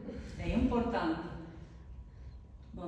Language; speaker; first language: Portuguese; non-native, learner; English